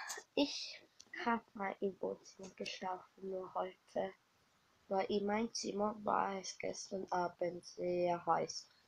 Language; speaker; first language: German; early bilingual, other home language; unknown